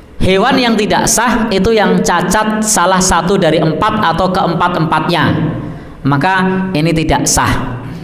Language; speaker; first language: Indonesian; non-native, local second language; Javanese